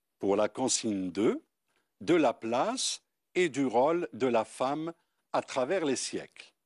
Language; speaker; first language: French; non-native, local second language; Arabic